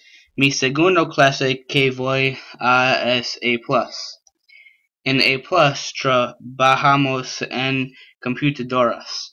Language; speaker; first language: Spanish; non-native, learner; English